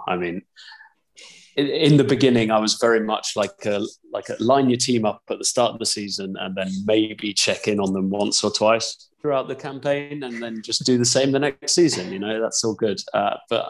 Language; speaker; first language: English; native; English